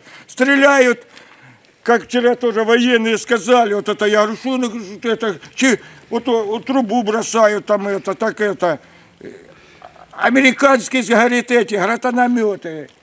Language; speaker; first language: Russian; native; Russian